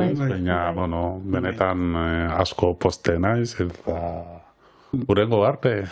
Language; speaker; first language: Basque; non-native, learner; Wolof